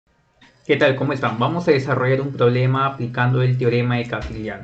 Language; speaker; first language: Spanish; native; Spanish